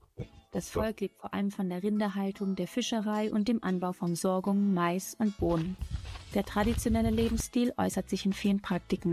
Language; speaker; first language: German; native; German